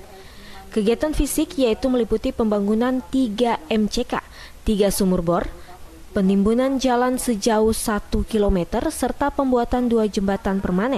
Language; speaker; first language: Indonesian; native; Indonesian